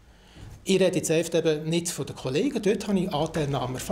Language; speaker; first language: German; native; German